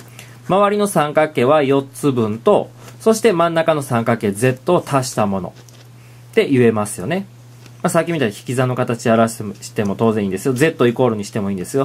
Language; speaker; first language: Japanese; native; Japanese